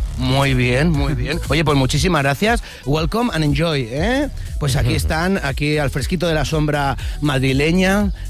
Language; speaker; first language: Spanish; native; Spanish